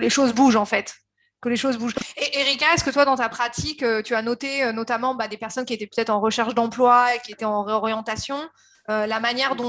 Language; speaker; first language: French; native; French